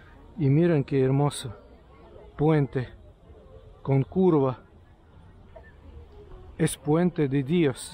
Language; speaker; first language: Spanish; non-native, learner; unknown